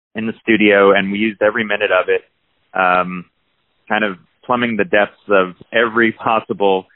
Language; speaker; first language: English; native; English